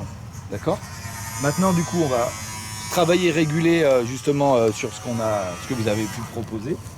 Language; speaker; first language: French; native; French